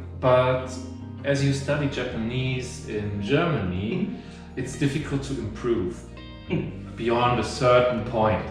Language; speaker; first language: English; non-native, fluent; German